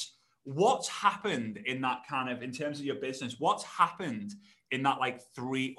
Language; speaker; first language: English; native; English